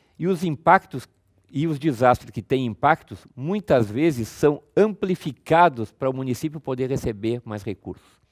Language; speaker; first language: Portuguese; native; Portuguese